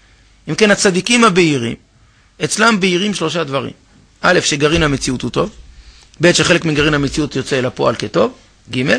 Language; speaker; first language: Hebrew; native; Hebrew